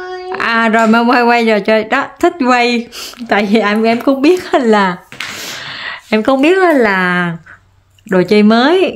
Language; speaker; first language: Vietnamese; native; Vietnamese